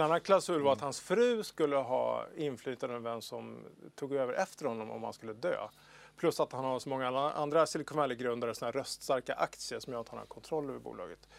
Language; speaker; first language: Swedish; native; Swedish